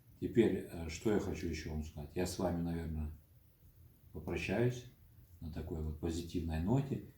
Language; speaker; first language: Russian; native; Russian